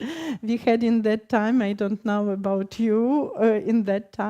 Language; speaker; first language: English; non-native, fluent; Ukrainian